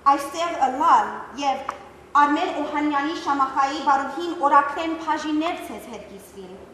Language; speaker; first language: Armenian; early bilingual, other home language; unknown